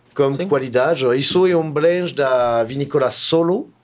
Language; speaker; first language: Portuguese; non-native, fluent; French